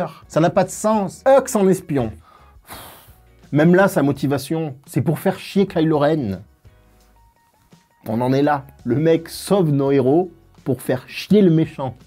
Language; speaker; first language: French; native; French